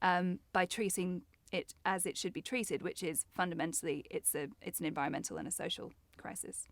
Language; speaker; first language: English; native; English